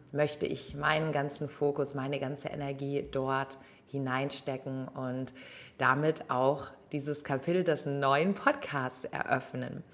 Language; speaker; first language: German; native; German